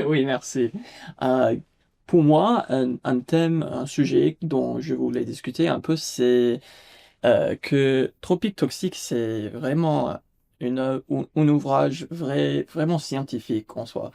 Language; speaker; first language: French; non-native, fluent; English